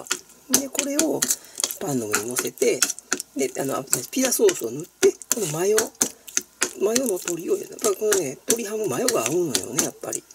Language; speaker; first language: Japanese; native; Japanese